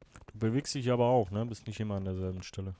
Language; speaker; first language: German; native; German